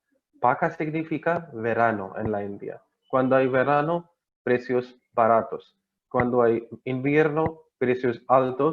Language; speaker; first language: Spanish; non-native, learner; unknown